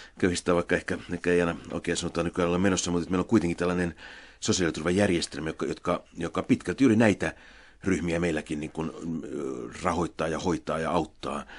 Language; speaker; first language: Finnish; native; Finnish